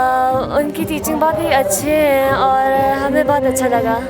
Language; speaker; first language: Hindi; non-native, local second language; Ladakhi